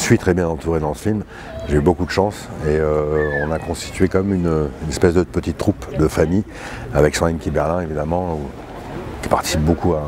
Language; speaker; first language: French; native; French